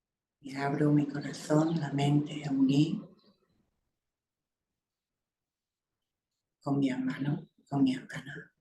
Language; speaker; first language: Spanish; non-native, fluent; English